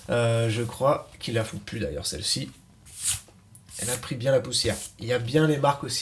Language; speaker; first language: French; native; French